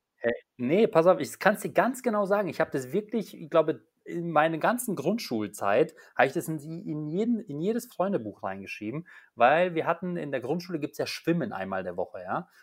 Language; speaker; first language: German; early bilingual, other home language; Polish